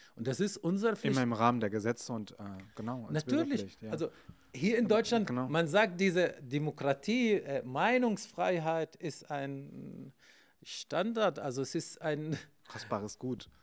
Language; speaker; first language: German; non-native, fluent; Arabic